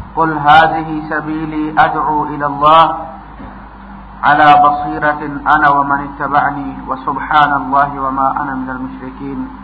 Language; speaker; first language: Urdu; non-native, local second language; Punjabi